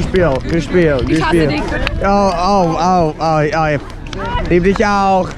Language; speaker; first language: German; non-native, learner; English